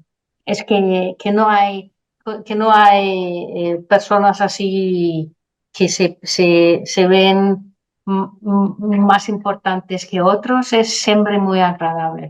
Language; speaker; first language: Spanish; non-native, fluent; Danish